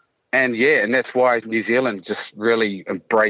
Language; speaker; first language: English; native; English